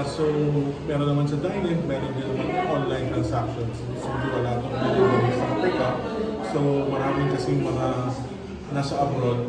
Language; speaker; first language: Filipino; early bilingual, heritage; Filipino